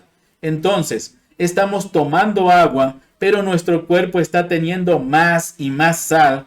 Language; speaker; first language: Spanish; non-native, fluent; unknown